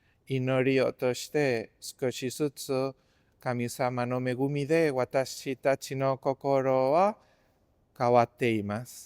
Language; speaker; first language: Japanese; non-native, fluent; Spanish